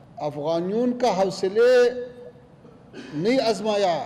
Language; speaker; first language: Hindi; non-native, fluent; Pashto